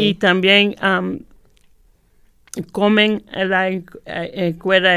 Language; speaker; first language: Spanish; early bilingual, heritage; Spanish